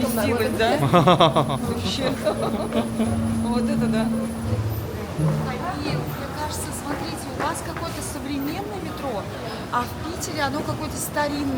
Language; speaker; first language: Russian; native; Russian